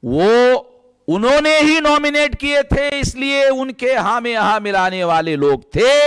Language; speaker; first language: Hindi; non-native, local second language; Marathi